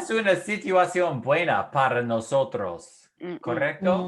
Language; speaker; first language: Spanish; non-native, fluent; English